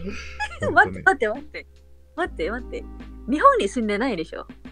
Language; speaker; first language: Japanese; non-native, fluent; Indonesian